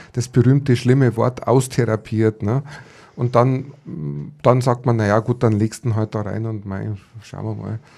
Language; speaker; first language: German; native; German